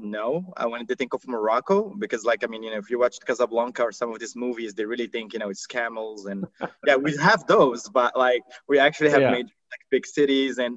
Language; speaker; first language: English; non-native, fluent; Arabic